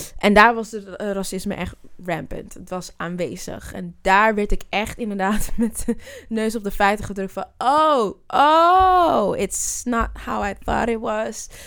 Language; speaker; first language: Dutch; native; Dutch